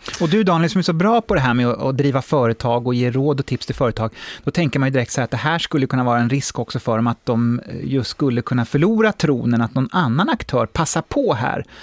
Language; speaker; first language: Swedish; native; Swedish